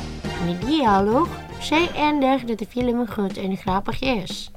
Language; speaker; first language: Dutch; non-native, fluent; Indonesian